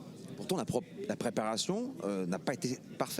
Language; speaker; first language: French; native; French